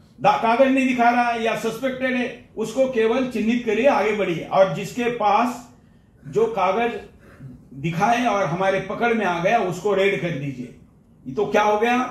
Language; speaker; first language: Hindi; non-native, local second language; Marathi